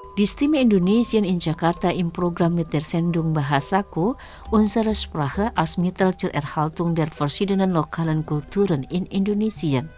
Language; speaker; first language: German; non-native, fluent; Indonesian